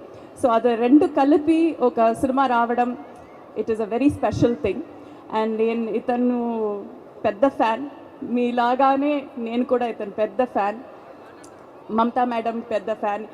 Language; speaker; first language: Telugu; non-native, fluent; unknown